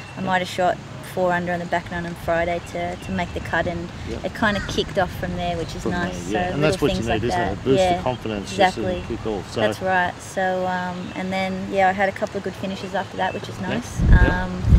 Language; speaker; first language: English; native; English